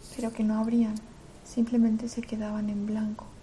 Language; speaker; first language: Spanish; early bilingual, other home language; Russian